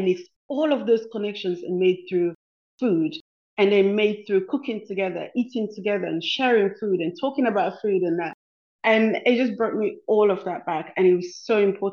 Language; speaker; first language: English; non-native, local second language; Krio